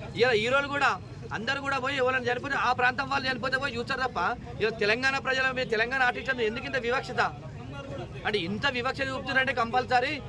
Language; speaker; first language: Telugu; native; Telugu